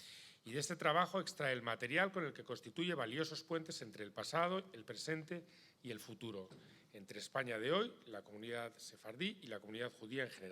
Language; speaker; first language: Spanish; native; Spanish